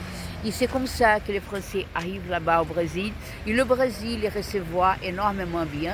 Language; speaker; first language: French; non-native, fluent; Portuguese